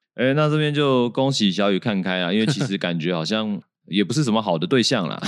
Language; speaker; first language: Chinese; native; Chinese